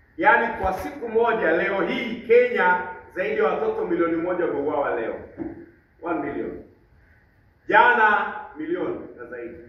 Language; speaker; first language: Swahili; native; Swahili